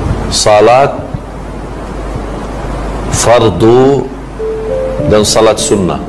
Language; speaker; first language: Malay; non-native, fluent; Arabic